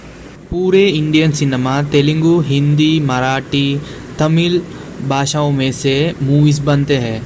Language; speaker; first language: Hindi; non-native, local second language; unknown